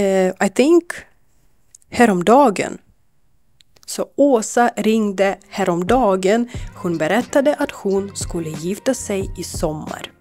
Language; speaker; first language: Swedish; non-native, learner; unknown